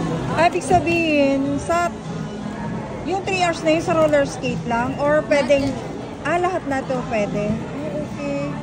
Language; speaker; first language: Filipino; native; Filipino